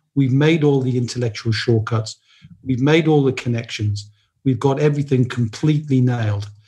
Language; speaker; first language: English; native; English